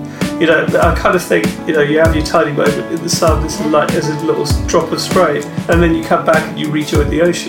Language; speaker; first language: English; native; English